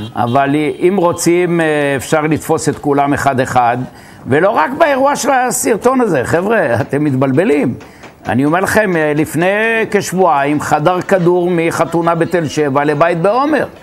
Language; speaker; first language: Hebrew; native; Hebrew